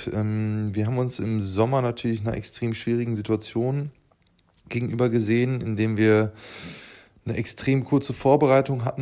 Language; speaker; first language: German; native; German